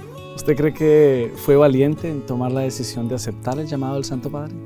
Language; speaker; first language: Spanish; native; Spanish